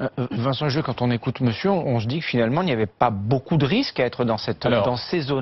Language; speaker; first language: French; native; French